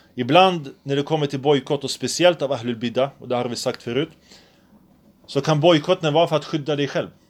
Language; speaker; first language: Swedish; early bilingual, other home language; Arabic